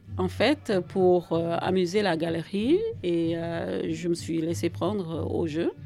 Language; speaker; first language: French; non-native, local second language; Jola-Fonyi